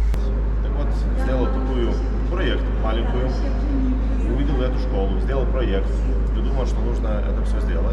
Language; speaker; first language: Russian; non-native, learner; Lithuanian